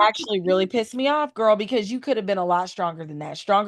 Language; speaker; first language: English; native; English